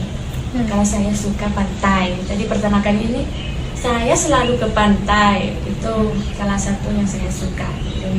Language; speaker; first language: Indonesian; non-native, learner; Thai